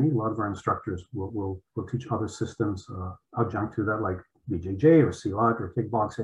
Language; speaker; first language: English; early bilingual, other home language; Polish